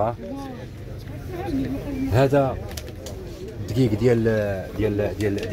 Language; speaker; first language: Arabic; native; Arabic